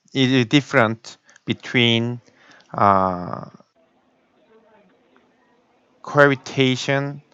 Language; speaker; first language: English; non-native, learner; Korean